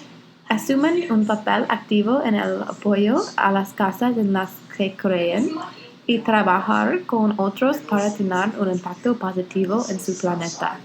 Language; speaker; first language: Spanish; non-native, learner; English